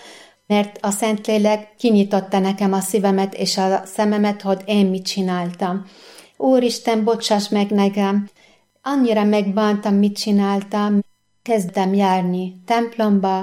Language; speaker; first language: Hungarian; non-native, fluent; Arabic